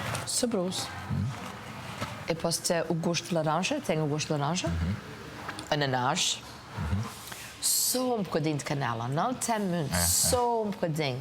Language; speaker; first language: Portuguese; early bilingual, heritage; Portuguese